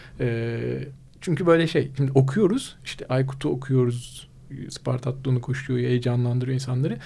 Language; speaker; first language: Turkish; native; Turkish